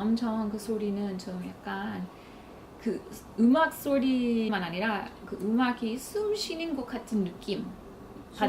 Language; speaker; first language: Korean; non-native, fluent; English